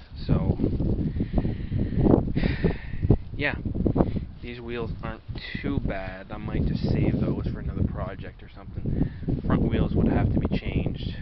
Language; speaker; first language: English; native; English